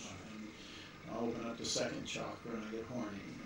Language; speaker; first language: English; native; English